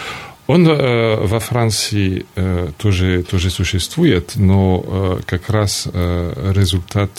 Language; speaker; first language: Russian; non-native, fluent; French